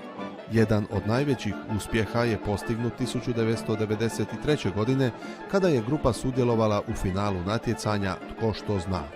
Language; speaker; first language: Bosnian; native; Bosnian